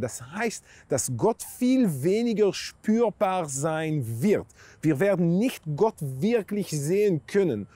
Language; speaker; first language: German; non-native, fluent; Hebrew